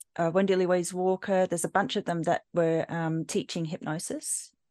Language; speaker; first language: English; native; English